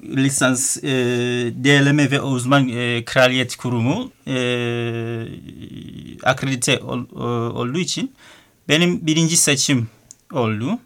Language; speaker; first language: Turkish; non-native, learner; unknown